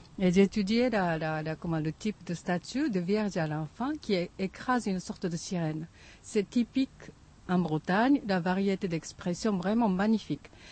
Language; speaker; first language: French; non-native, fluent; Japanese